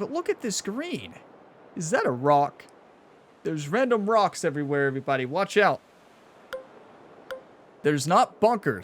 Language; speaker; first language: English; native; English